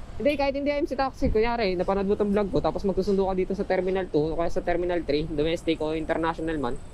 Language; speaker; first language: Filipino; native; Filipino